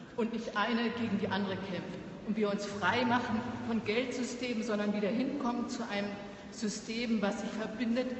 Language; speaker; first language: German; native; German